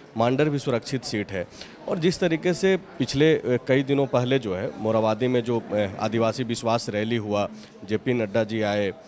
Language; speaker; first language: Hindi; native; Hindi